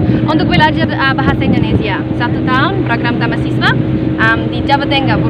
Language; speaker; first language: Indonesian; non-native, learner; English